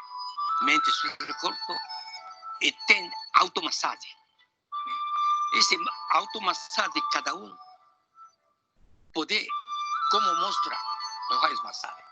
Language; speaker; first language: Portuguese; non-native, learner; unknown